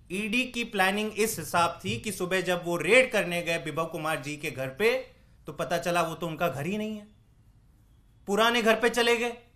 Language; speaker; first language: Hindi; native; Hindi